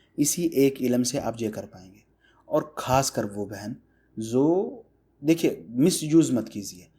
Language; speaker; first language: Hindi; non-native, fluent; Bangla